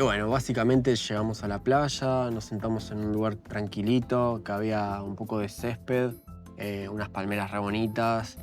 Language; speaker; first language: Spanish; native; Spanish